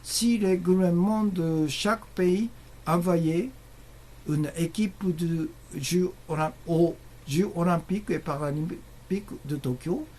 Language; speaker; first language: French; non-native, learner; Japanese